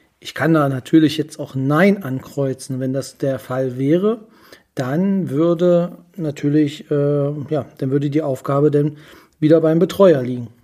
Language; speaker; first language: German; native; German